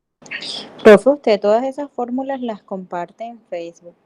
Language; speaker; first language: Spanish; native; Spanish